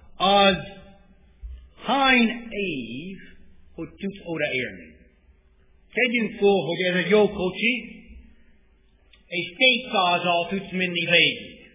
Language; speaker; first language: Hungarian; non-native, fluent; English